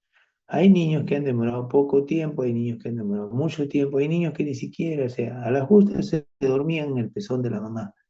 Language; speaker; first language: Spanish; native; Spanish